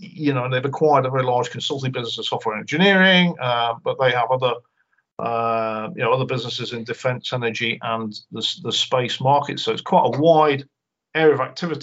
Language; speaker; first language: English; native; English